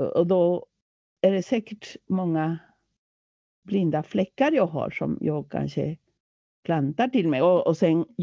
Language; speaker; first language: Swedish; non-native, fluent; Spanish